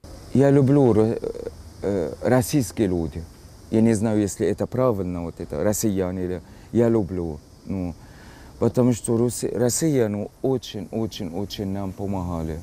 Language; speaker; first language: Russian; non-native, learner; Arabic